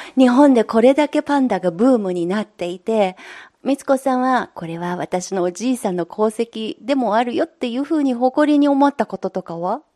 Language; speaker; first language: Japanese; non-native, fluent; Chinese